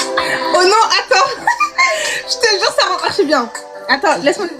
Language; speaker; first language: French; native; French